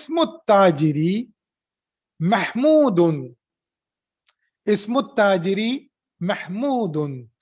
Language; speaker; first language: Arabic; non-native, fluent; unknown